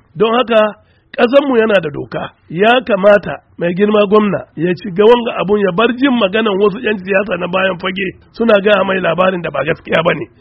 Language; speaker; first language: Hausa; non-native, local second language; Fula